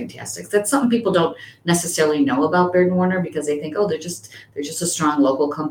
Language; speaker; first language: English; native; English